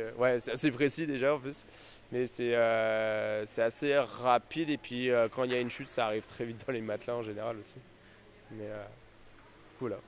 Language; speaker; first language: French; native; French